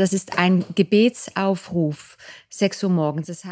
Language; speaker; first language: German; native; German